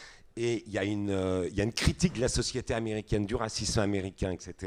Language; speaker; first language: French; native; French